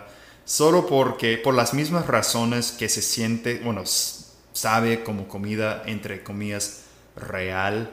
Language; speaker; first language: Spanish; non-native, fluent; English